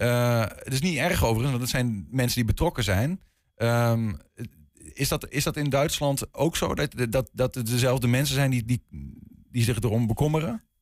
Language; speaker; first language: Dutch; native; Dutch